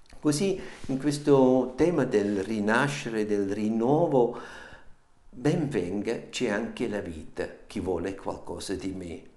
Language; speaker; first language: Italian; non-native, fluent; German